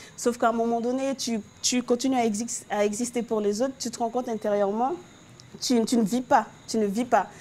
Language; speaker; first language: French; non-native, local second language; Haitian Creole